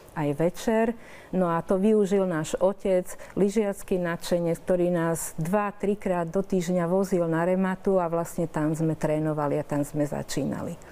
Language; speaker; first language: Slovak; native; Slovak